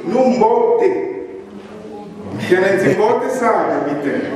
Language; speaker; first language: German; non-native, learner; Lingala